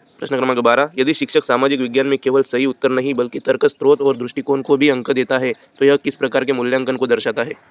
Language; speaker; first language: Hindi; non-native, local second language; Marathi